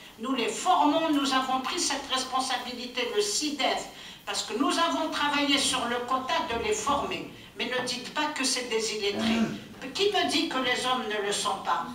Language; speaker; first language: French; non-native, local second language; Kabyle